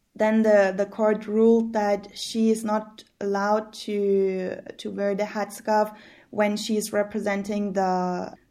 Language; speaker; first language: English; early bilingual, heritage; German